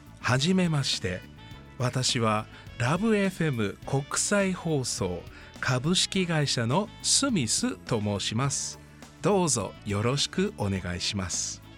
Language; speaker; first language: Japanese; non-native, fluent; English